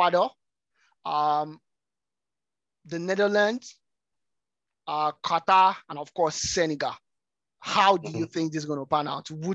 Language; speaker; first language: English; non-native, local second language; Yoruba